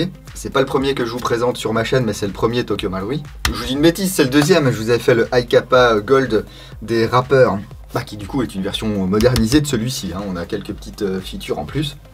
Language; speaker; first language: French; native; French